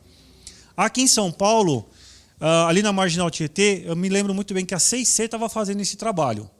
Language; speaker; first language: Portuguese; native; Portuguese